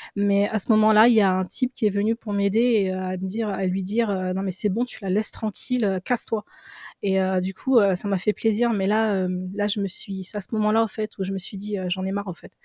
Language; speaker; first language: French; early bilingual, other home language; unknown